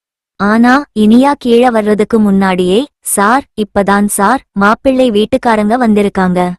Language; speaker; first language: Tamil; native; Tamil